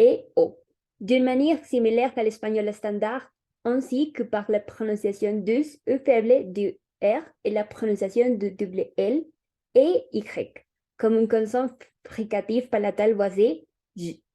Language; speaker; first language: French; non-native, learner; Spanish